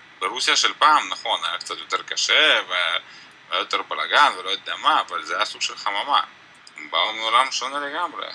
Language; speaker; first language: Hebrew; early bilingual, other home language; Russian